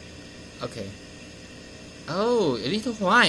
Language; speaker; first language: English; non-native, fluent; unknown